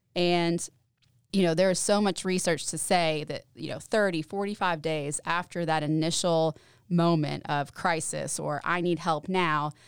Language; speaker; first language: English; native; English